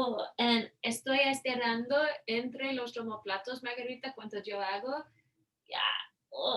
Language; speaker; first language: Spanish; non-native, learner; English